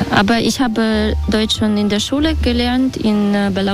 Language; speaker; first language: German; non-native, learner; Russian